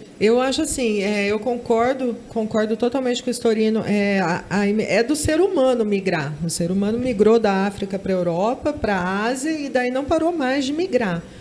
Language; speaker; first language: Portuguese; native; Portuguese